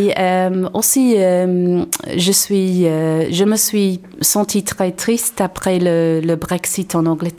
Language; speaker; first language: French; non-native, learner; English